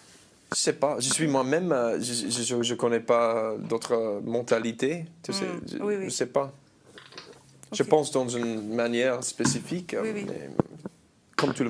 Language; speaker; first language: French; non-native, learner; English